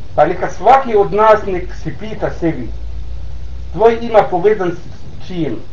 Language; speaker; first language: Bosnian; non-native, learner; Arabic